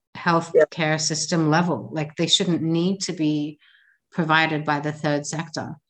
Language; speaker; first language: English; native; English